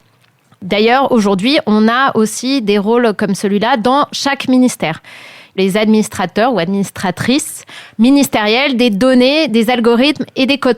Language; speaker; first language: French; native; French